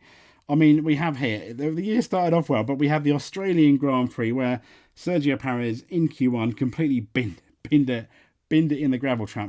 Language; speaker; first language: English; native; English